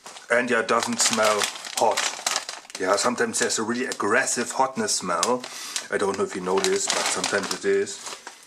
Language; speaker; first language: English; non-native, fluent; German